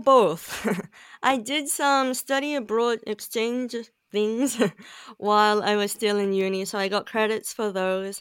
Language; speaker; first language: English; native; English